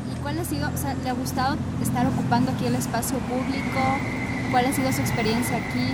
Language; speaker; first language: Spanish; native; Spanish